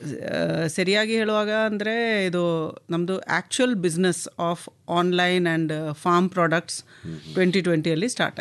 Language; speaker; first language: Kannada; non-native, local second language; Malayalam